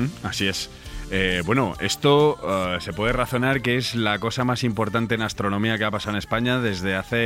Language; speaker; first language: Spanish; native; Spanish